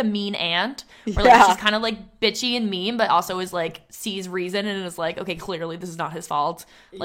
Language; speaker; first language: English; native; English